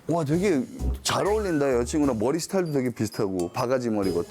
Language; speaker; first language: Korean; early bilingual, heritage; Korean